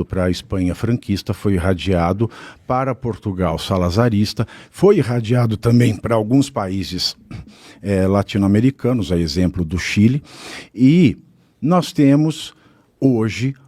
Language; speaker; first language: Portuguese; native; Portuguese